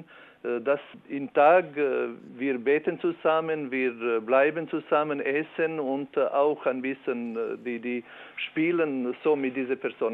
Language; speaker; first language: German; non-native, learner; Albanian